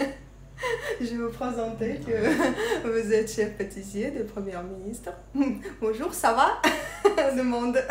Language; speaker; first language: French; non-native, learner; Russian